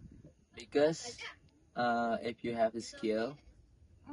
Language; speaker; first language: English; non-native, learner; Indonesian